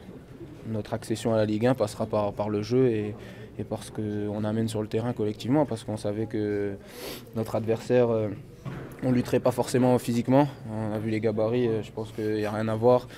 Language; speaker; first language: French; native; French